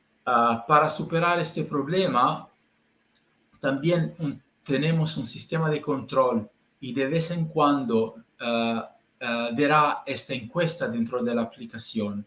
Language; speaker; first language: Spanish; non-native, learner; Italian